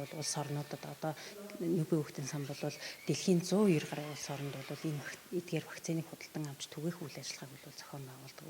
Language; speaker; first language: Mongolian; native; Mongolian